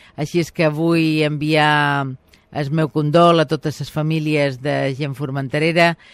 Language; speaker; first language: Catalan; native; Catalan